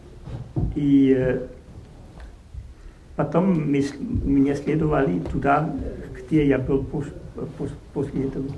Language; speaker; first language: Russian; non-native, learner; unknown